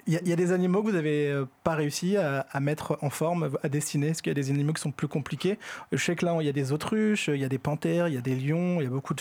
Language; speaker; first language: French; native; French